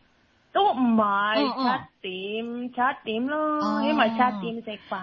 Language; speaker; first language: Cantonese; non-native, learner; Indonesian